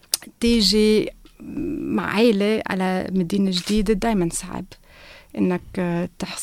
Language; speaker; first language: Arabic; non-native, fluent; German